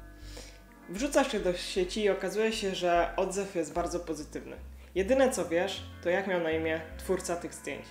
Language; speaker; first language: Polish; native; Polish